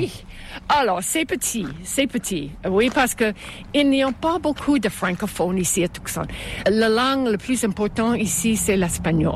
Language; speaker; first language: French; non-native, fluent; English